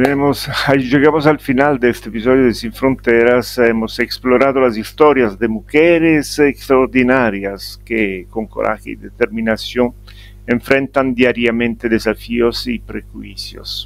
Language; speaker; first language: Spanish; non-native, fluent; Italian